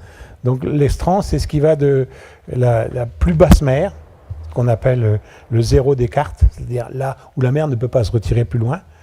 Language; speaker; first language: French; native; French